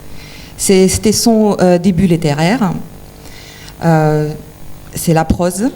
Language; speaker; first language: French; non-native, fluent; Ukrainian